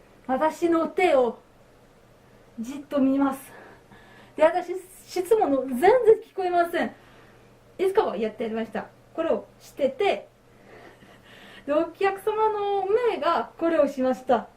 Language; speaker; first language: Japanese; non-native, learner; French